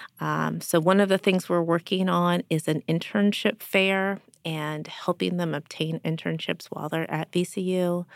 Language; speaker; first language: English; native; English